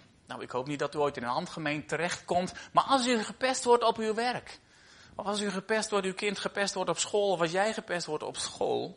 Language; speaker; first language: Dutch; native; Dutch